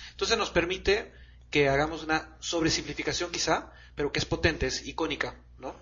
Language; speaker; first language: Spanish; native; Spanish